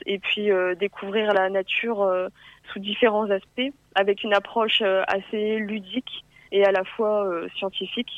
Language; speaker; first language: French; native; French